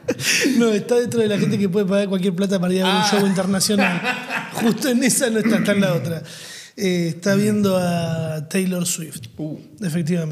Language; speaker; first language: Spanish; native; Spanish